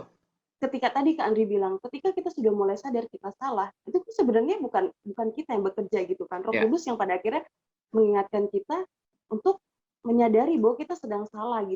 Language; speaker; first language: Indonesian; native; Indonesian